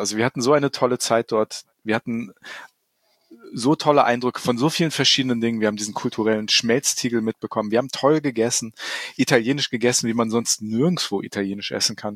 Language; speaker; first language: German; native; German